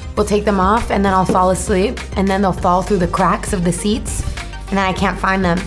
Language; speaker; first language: English; native; English